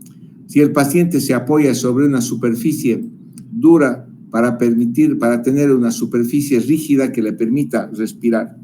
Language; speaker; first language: Spanish; native; Spanish